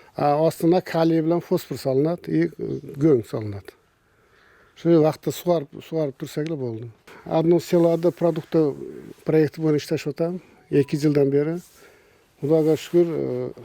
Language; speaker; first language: Kyrgyz; non-native, local second language; Uzbek